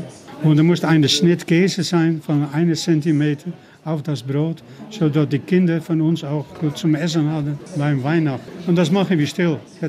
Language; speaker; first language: German; non-native, learner; Dutch